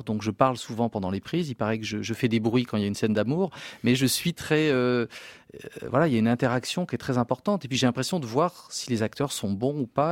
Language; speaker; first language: French; native; French